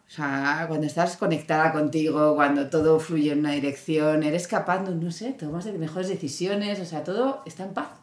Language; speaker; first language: Spanish; native; Spanish